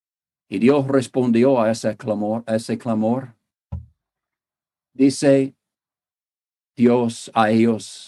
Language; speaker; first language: Spanish; non-native, fluent; English